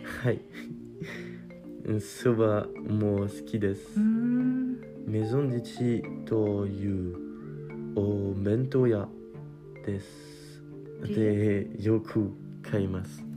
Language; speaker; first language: Japanese; non-native, learner; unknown